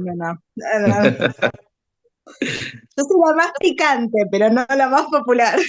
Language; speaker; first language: Spanish; native; Spanish